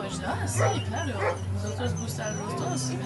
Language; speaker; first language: Spanish; non-native, learner; French